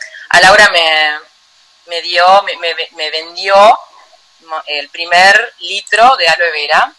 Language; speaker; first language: Portuguese; non-native, learner; Spanish